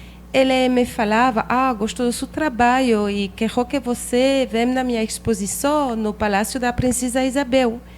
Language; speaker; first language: Portuguese; non-native, learner; French